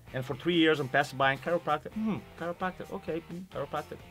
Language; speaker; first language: English; non-native, fluent; Portuguese